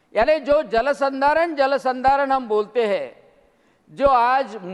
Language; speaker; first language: Hindi; non-native, local second language; Marathi